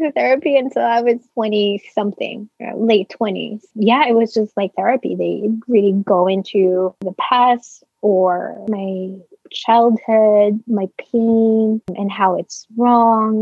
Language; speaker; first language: English; non-native, local second language; Filipino